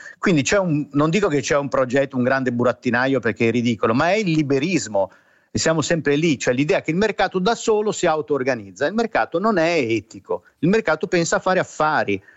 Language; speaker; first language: Italian; native; Italian